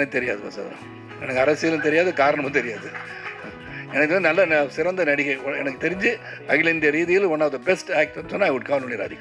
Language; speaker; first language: Tamil; native; Tamil